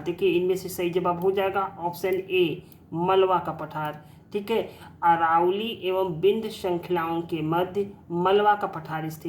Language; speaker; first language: Hindi; native; Hindi